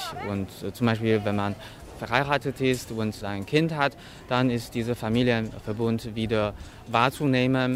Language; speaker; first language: German; non-native, fluent; Chinese